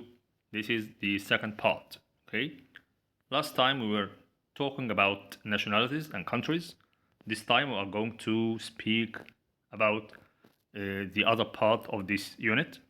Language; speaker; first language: English; non-native, fluent; Arabic